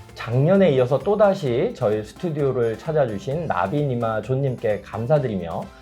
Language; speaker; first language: Korean; native; Korean